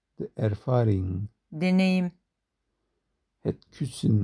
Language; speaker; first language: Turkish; native; Turkish